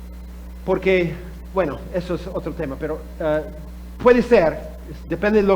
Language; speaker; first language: Spanish; non-native, fluent; English